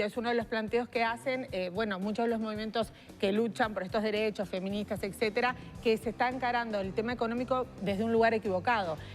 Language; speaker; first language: Spanish; native; Spanish